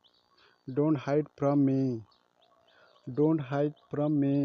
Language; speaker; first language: English; non-native, learner; Odia